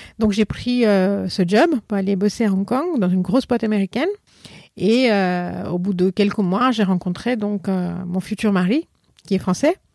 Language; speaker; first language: French; non-native, fluent; Assamese